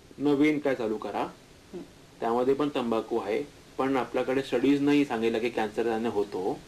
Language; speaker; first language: Marathi; non-native, local second language; Hindi